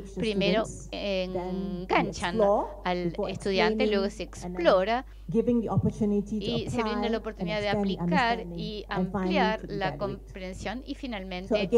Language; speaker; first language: Spanish; non-native, fluent; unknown